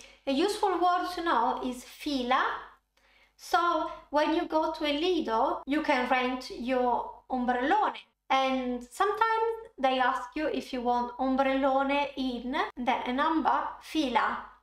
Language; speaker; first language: English; non-native, fluent; Italian